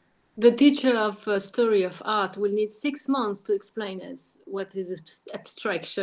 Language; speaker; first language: English; non-native, learner; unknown